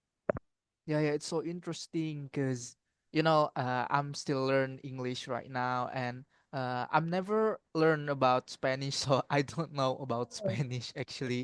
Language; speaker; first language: English; non-native, learner; Indonesian